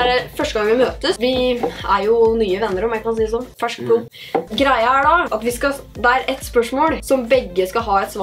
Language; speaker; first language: Norwegian; native; Norwegian